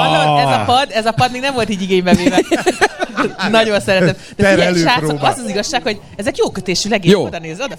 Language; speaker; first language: Hungarian; native; Hungarian